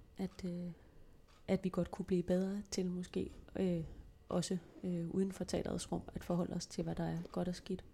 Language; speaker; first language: Danish; native; Danish